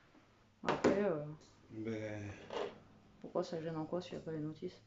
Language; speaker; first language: French; native; French